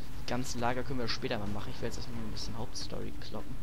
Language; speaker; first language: German; native; German